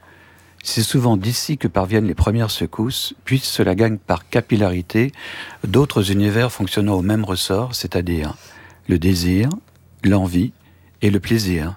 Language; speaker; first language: French; native; French